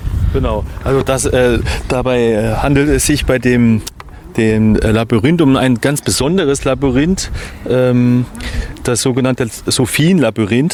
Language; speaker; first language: German; native; German